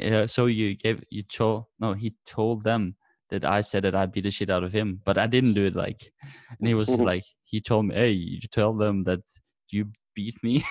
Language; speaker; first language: English; non-native, fluent; Norwegian